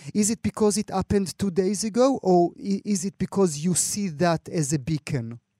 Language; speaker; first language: English; non-native, fluent; Hebrew